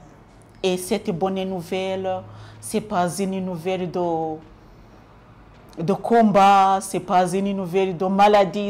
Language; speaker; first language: French; non-native, local second language; Kinyarwanda